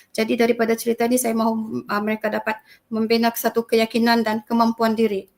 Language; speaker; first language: Malay; native; Malay